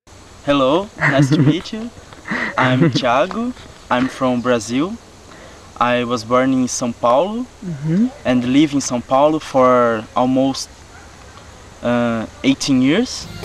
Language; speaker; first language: English; non-native, learner; Portuguese